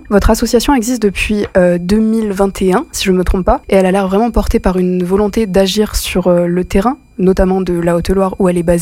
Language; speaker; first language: French; native; French